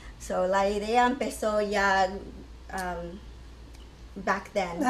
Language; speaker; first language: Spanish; early bilingual, heritage; English